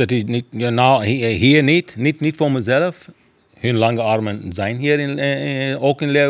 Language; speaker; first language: Dutch; non-native, fluent; Persian